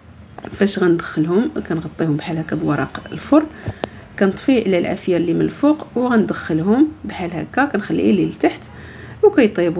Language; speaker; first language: Arabic; native; Arabic